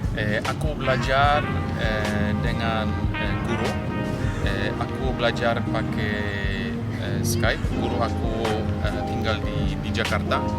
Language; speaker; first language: Indonesian; non-native, fluent; Polish